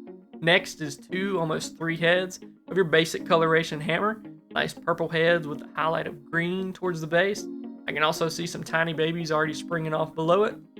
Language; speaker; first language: English; native; English